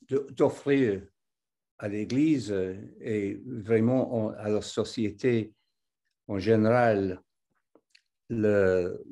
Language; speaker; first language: French; non-native, fluent; English